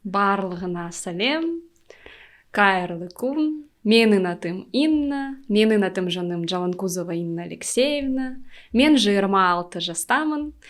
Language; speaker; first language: Kazakh; non-native, learner; Russian